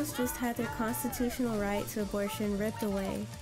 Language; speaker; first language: English; native; English